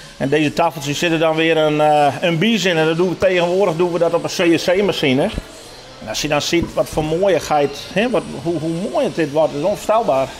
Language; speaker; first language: Dutch; non-native, local second language; Western Frisian